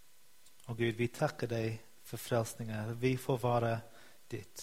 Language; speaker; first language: Swedish; non-native, fluent; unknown